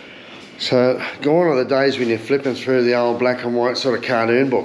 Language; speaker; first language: English; native; English